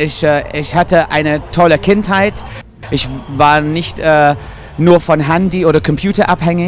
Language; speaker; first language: German; non-native, fluent; English